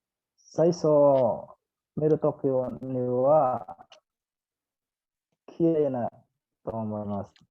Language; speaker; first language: Japanese; non-native, learner; Indonesian